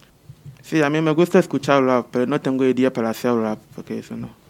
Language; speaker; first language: Spanish; non-native, learner; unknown